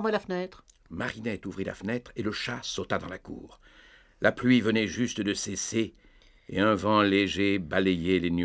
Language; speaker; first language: French; native; French